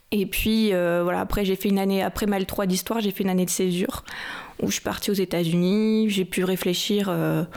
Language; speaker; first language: French; native; French